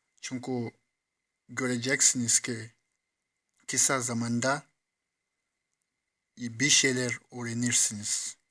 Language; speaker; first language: Turkish; non-native, fluent; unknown